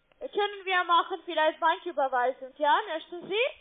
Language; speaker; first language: German; non-native, learner; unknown